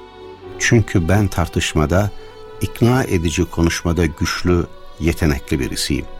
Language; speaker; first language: Turkish; native; Turkish